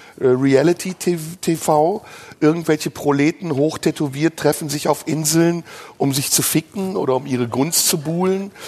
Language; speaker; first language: German; early bilingual, other home language; Turkish